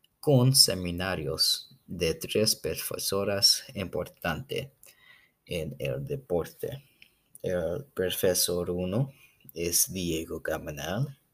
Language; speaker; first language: Spanish; non-native, learner; English